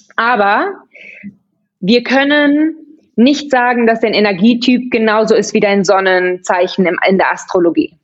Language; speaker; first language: German; early bilingual, heritage; German